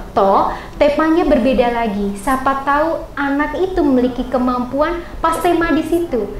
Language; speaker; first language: Indonesian; native; Indonesian